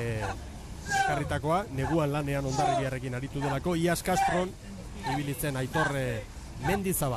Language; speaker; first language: Basque; native; Basque